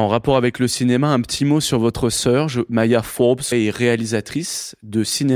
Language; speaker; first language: French; native; French